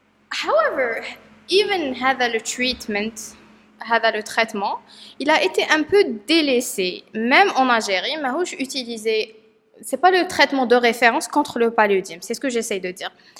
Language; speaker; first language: French; non-native, local second language; Arabic